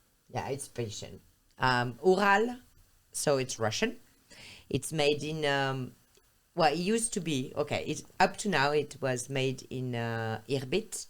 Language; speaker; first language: English; non-native, fluent; French